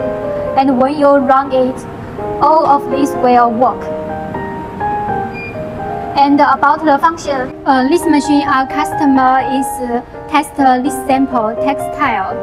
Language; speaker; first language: English; non-native, learner; Chinese